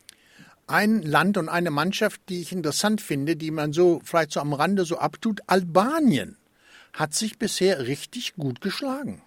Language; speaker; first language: German; native; German